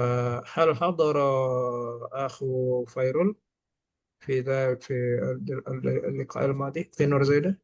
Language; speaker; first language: Arabic; non-native, fluent; Malay